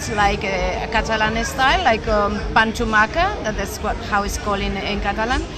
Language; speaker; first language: English; non-native, fluent; Spanish